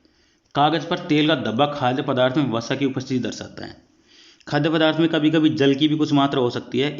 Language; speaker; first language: Hindi; native; Hindi